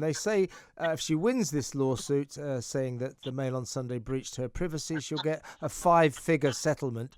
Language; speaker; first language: English; native; English